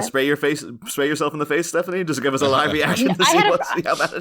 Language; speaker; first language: English; native; English